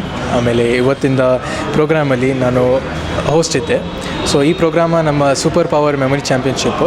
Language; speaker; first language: Kannada; non-native, local second language; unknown